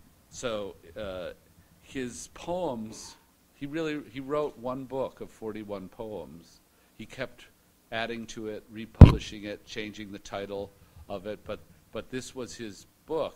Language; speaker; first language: English; native; English